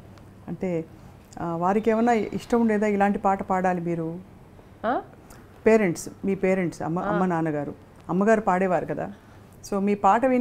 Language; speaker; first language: Telugu; native; Telugu